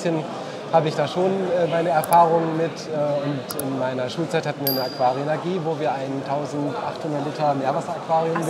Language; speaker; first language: German; native; German